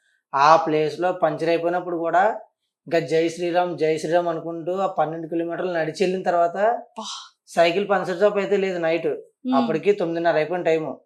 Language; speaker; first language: Telugu; native; Telugu